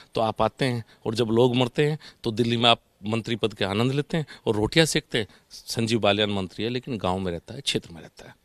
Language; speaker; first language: Hindi; native; Hindi